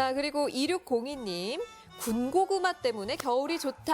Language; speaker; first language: Korean; native; Korean